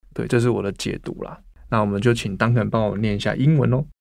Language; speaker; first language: Chinese; native; Chinese